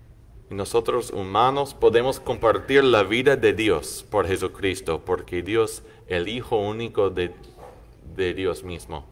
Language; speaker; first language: Spanish; non-native, fluent; English